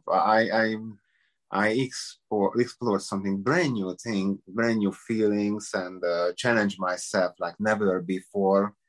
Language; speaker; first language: English; non-native, learner; Hungarian